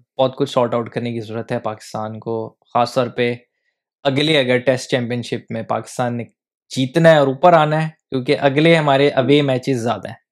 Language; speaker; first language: Urdu; native; Urdu